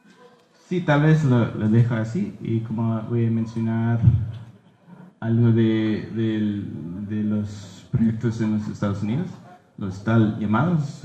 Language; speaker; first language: Spanish; early bilingual, heritage; Spanish